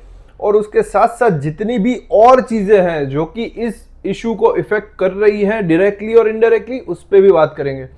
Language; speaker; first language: Hindi; non-native, local second language; Gujarati